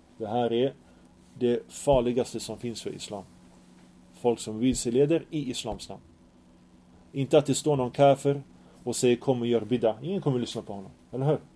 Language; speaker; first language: Swedish; early bilingual, other home language; Arabic